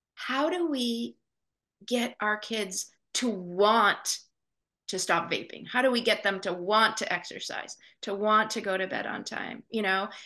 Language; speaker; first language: English; native; English